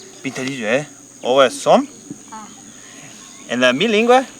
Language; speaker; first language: Spanish; non-native, learner; Serbian